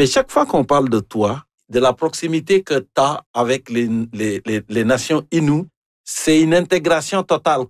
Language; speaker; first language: French; native; French